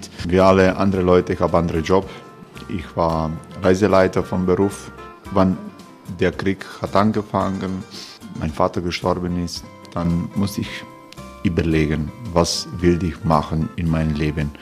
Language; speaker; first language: German; non-native, fluent; Croatian